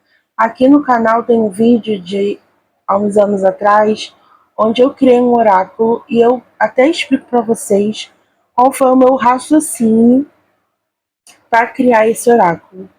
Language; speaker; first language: Portuguese; native; Portuguese